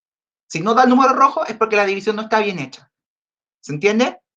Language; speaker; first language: Spanish; native; Spanish